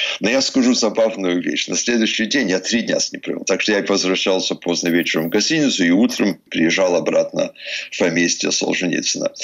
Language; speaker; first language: Russian; early bilingual, heritage; English